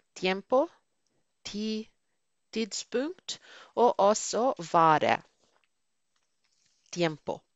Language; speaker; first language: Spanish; non-native, fluent; Portuguese